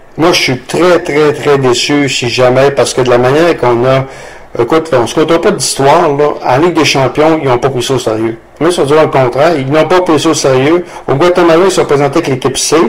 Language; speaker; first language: French; native; French